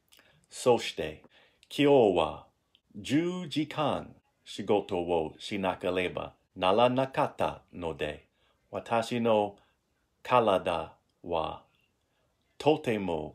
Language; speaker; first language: Japanese; non-native, learner; English